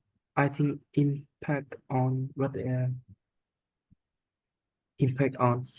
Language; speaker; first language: English; non-native, learner; Vietnamese